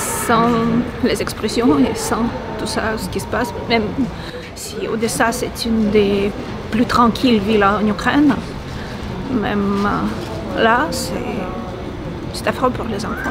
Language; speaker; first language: French; non-native, fluent; Russian